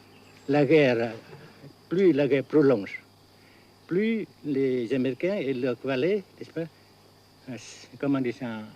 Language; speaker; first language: French; non-native, fluent; Vietnamese